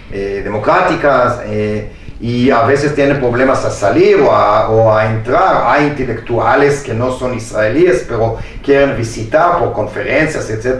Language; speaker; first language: Spanish; non-native, fluent; Hebrew